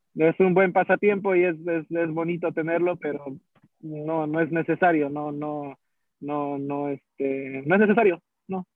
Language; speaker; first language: Spanish; early bilingual, heritage; Spanish